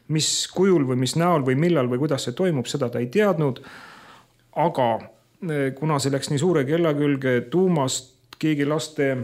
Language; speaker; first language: Estonian; native; Estonian